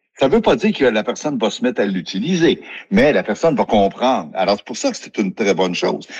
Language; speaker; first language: French; native; French